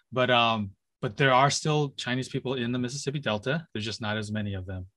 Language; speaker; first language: English; native; English